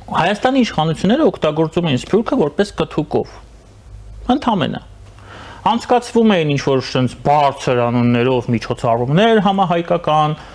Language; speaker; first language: Armenian; native; Armenian